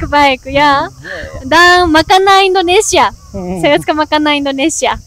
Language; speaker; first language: Indonesian; non-native, learner; Japanese